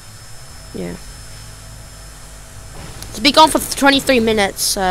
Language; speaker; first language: English; native; English